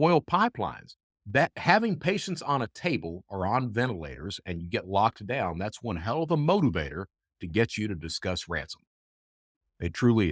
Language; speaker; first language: English; native; English